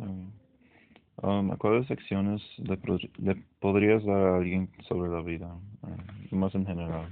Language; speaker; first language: Spanish; early bilingual, heritage; Spanish